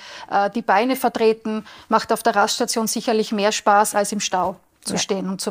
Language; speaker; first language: German; native; German